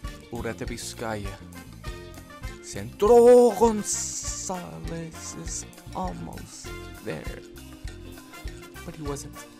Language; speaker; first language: English; early bilingual, other home language; Spanish